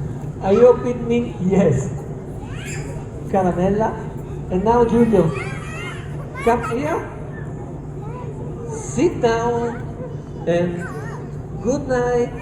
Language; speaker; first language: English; non-native, learner; Italian